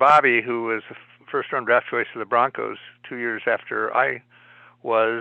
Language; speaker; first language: English; native; English